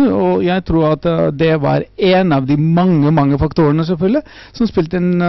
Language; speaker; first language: Norwegian; non-native, fluent; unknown